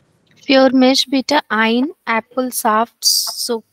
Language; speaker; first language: German; non-native, learner; Hindi